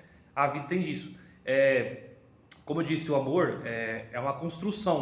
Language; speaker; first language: Portuguese; native; Portuguese